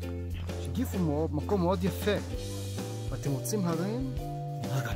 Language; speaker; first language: Hebrew; non-native, fluent; Japanese